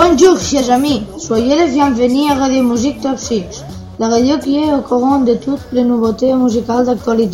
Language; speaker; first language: French; non-native, learner; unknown